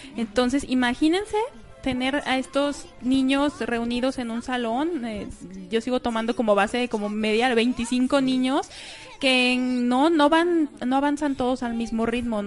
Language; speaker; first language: Spanish; native; Spanish